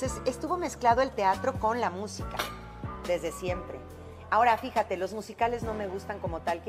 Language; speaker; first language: Spanish; early bilingual, other home language; Romanian